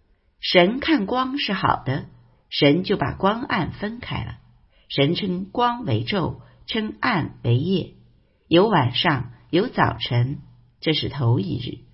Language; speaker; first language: Chinese; native; Chinese